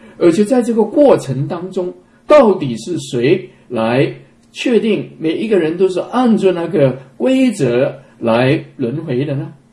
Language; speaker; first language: Chinese; non-native, local second language; Cantonese